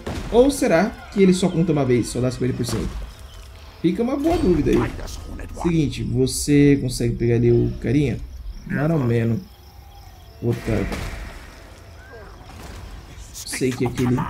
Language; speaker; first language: Portuguese; native; Portuguese